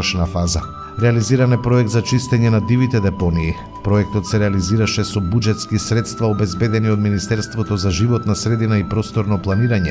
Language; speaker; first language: Macedonian; native; Macedonian